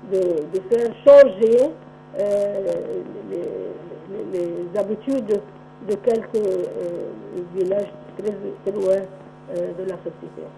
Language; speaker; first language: French; non-native, local second language; Arabic